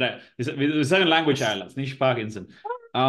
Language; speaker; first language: German; non-native, learner; Spanish